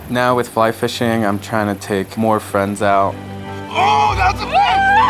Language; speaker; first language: English; native; English